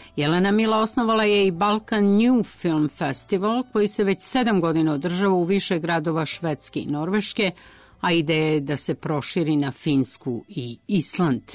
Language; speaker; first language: Serbian; native; Serbian